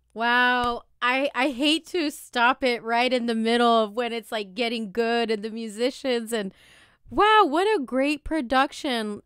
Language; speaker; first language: English; early bilingual, other home language; Spanish